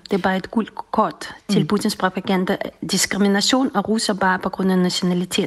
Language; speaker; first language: Danish; non-native, fluent; Russian